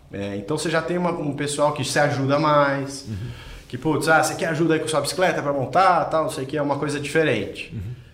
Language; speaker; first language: Portuguese; native; Portuguese